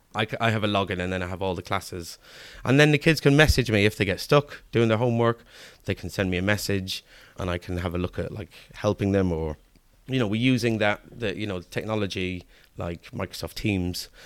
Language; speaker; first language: English; native; English